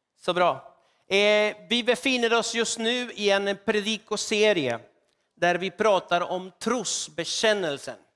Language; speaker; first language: Swedish; non-native, fluent; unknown